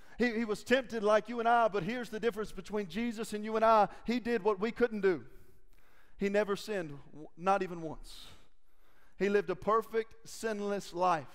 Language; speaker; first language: English; native; English